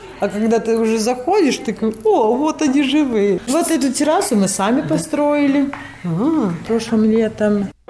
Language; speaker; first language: Russian; non-native, local second language; Latvian